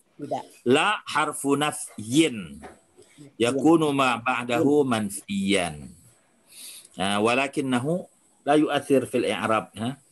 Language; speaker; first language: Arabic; non-native, fluent; Indonesian